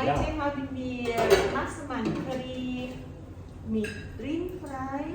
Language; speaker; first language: German; non-native, learner; Thai